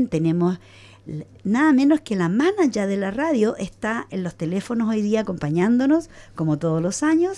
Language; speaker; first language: Spanish; native; Spanish